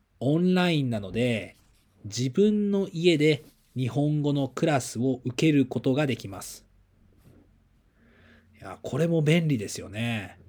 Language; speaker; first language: Japanese; native; Japanese